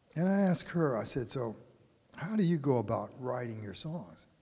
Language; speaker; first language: English; native; English